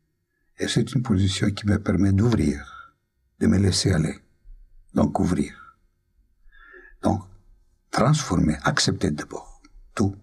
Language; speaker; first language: French; non-native, fluent; Greek